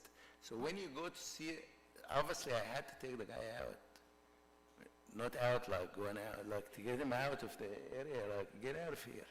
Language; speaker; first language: English; non-native, fluent; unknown